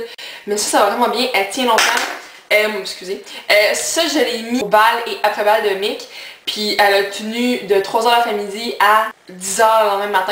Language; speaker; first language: French; native; French